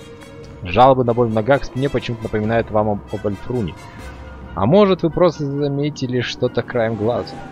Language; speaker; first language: Russian; native; Russian